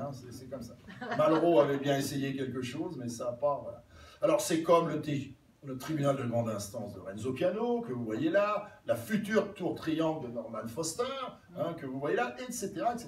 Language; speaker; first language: French; native; French